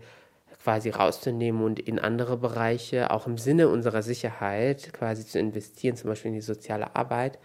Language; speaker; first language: German; native; German